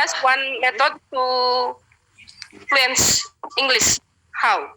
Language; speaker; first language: English; non-native, learner; Indonesian